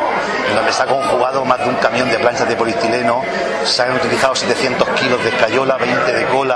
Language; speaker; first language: Spanish; native; Spanish